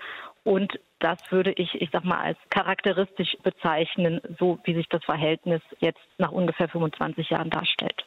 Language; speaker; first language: German; native; German